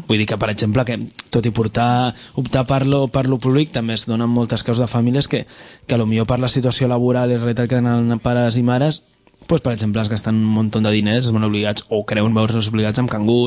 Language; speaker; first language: Catalan; native; Catalan